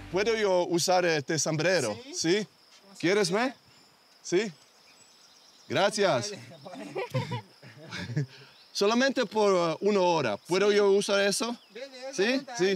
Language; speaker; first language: Spanish; non-native, learner; Polish